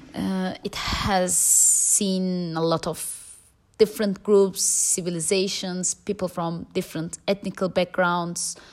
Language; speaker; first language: English; non-native, fluent; Turkish